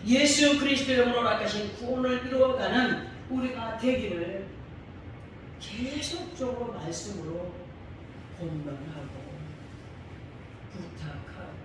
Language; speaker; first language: Korean; native; Korean